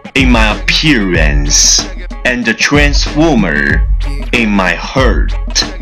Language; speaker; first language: English; non-native, fluent; Chinese